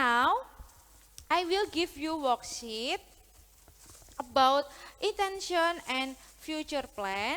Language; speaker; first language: English; non-native, learner; Indonesian